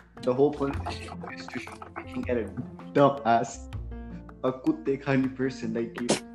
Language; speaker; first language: English; early bilingual, other home language; Punjabi